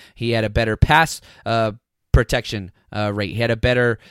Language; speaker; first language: English; native; English